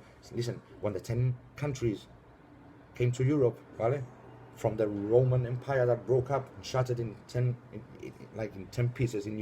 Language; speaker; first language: English; non-native, fluent; Spanish